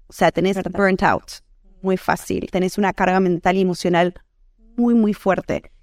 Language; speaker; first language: Spanish; native; Spanish